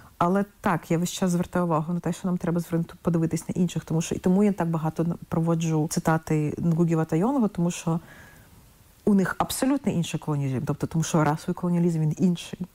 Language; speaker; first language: Ukrainian; non-native, local second language; Russian